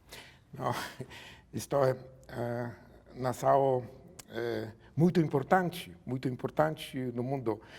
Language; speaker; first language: Portuguese; non-native, learner; Polish